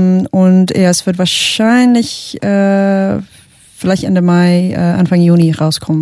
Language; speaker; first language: German; non-native, fluent; English